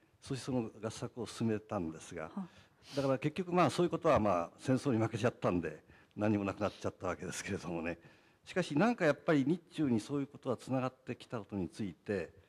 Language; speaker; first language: Japanese; native; Japanese